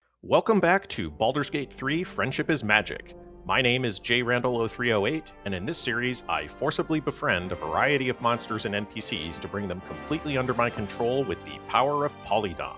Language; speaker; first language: English; native; English